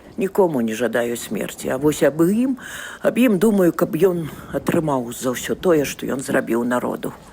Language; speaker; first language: Belarusian; native; Belarusian